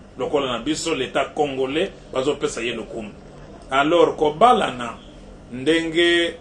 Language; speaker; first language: Lingala; native; Lingala